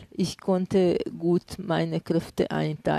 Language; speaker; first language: German; non-native, fluent; Hungarian